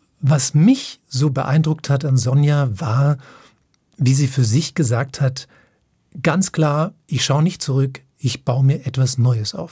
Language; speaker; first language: German; native; German